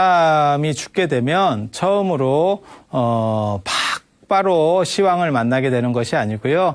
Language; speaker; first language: Korean; native; Korean